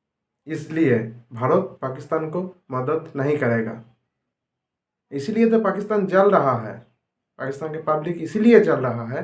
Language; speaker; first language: Hindi; non-native, local second language; Nepali